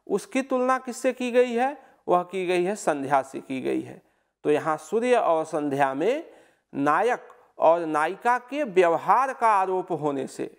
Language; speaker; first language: Hindi; native; Hindi